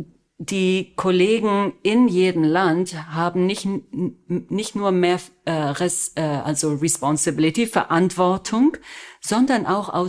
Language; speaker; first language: German; early bilingual, other home language; Spanish